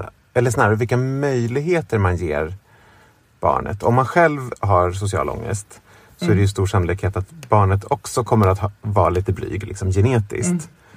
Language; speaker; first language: Swedish; native; Swedish